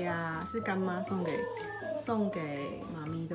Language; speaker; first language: Chinese; native; Chinese